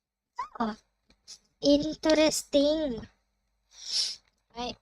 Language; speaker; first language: English; non-native, fluent; Thai